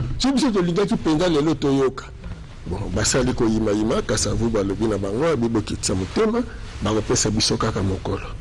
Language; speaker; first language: Lingala; native; Lingala